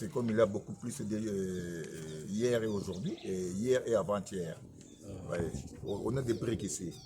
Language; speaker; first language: French; non-native, local second language; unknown